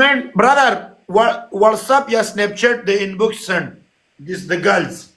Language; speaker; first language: English; non-native, learner; Pashto